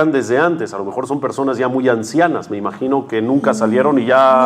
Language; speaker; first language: Spanish; native; Spanish